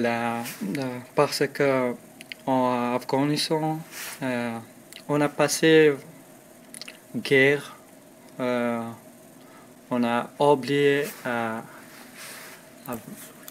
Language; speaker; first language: French; non-native, learner; Persian